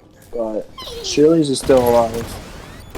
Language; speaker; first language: English; native; English